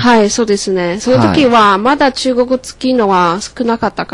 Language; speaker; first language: Japanese; non-native, fluent; Chinese